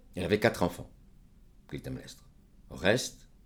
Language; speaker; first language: French; non-native, fluent; Greek